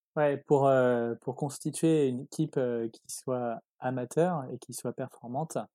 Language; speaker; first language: French; native; French